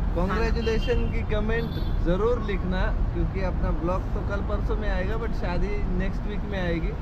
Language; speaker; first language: Hindi; non-native, local second language; Marathi